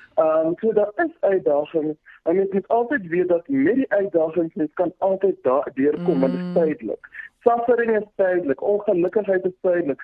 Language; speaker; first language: Afrikaans; early bilingual, other home language; Zulu